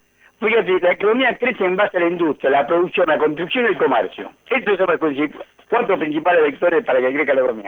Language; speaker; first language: Spanish; native; Spanish